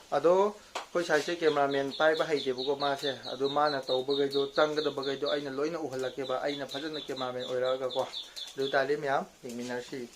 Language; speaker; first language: Manipuri; non-native, local second language; Rongmei Naga